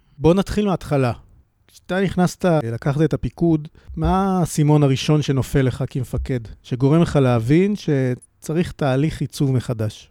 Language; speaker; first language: Hebrew; native; Hebrew